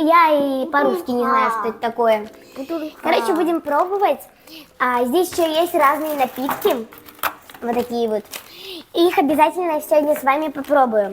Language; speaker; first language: Russian; native; Russian